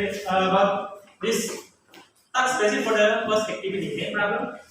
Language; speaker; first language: English; non-native, learner; Indonesian